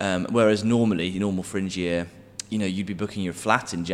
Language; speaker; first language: English; native; English